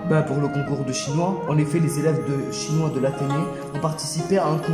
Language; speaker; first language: French; non-native, local second language; Arabic